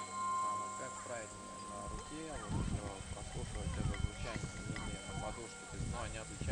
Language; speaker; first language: Russian; native; Russian